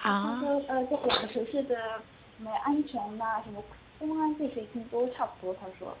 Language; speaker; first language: Chinese; non-native, learner; Korean